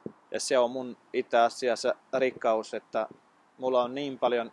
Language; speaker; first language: Finnish; non-native, fluent; Bosnian